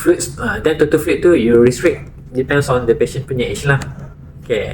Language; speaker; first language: English; non-native, local second language; Malay